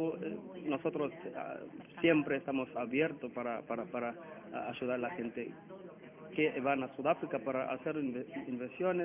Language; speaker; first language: Spanish; non-native, learner; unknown